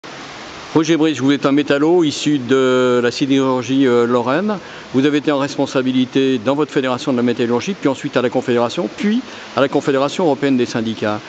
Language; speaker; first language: French; native; French